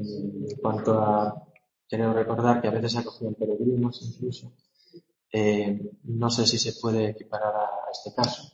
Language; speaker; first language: Spanish; native; Spanish